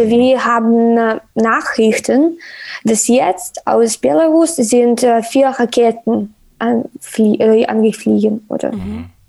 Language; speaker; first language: German; non-native, learner; Ukrainian